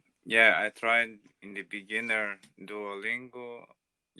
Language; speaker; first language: English; non-native, learner; Portuguese